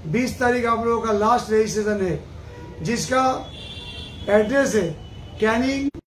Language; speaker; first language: Hindi; non-native, local second language; Bangla